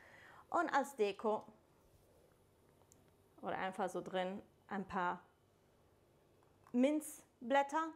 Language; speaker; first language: German; non-native, fluent; Italian